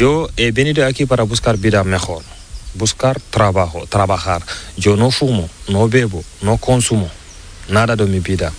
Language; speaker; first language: Spanish; non-native, learner; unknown